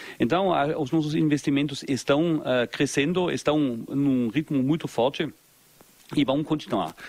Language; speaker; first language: Portuguese; non-native, fluent; German